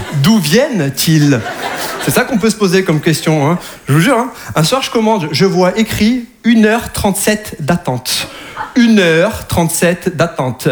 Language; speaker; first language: French; native; French